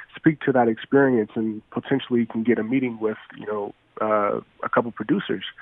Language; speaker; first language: English; native; English